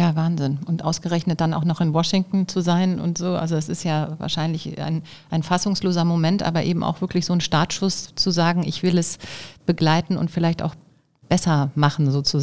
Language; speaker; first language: German; native; German